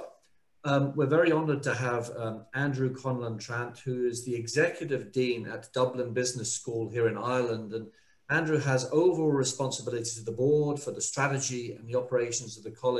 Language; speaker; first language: English; native; English